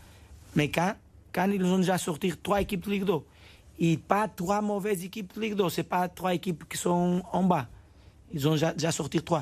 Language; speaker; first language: French; non-native, fluent; Portuguese